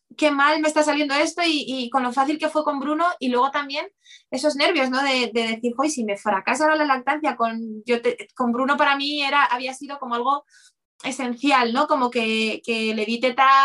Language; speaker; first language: Spanish; native; Spanish